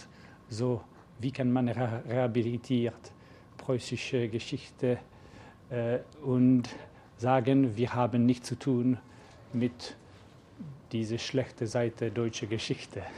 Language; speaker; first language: German; non-native, learner; English